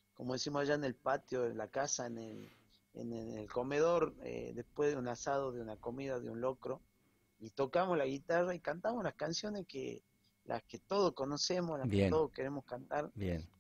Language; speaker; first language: Spanish; native; Spanish